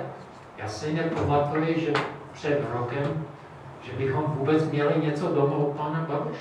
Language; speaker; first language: Czech; non-native, fluent; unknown